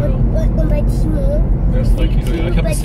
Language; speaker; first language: German; native; German